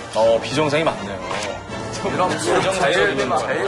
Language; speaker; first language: Korean; native; Korean